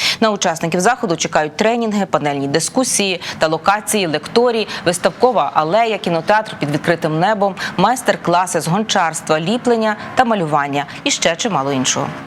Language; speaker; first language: Ukrainian; native; Ukrainian